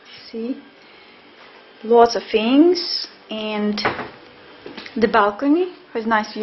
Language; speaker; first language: English; non-native, fluent; Russian